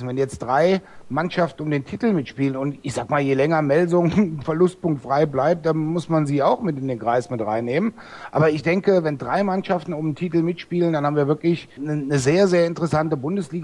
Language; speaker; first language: German; native; German